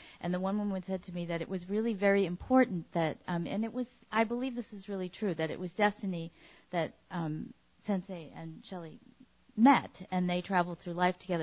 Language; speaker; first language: English; early bilingual, other home language; Japanese